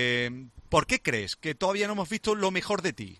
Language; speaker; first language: Spanish; native; Spanish